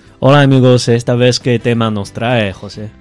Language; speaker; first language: Spanish; non-native, fluent; Chinese